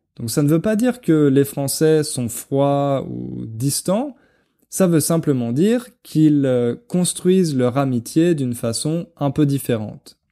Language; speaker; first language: French; native; French